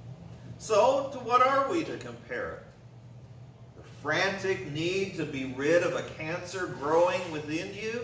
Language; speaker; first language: English; native; English